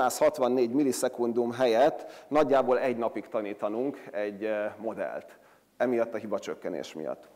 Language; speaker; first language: Hungarian; native; Hungarian